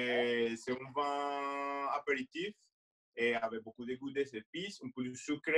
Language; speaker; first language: French; non-native, fluent; Spanish